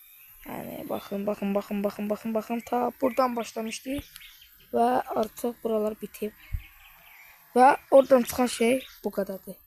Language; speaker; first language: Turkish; non-native, learner; Azerbaijani